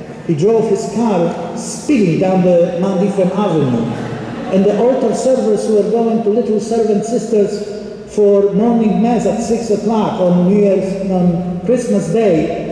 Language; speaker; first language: English; non-native, fluent; Polish